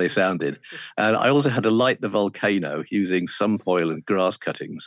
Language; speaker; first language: English; native; English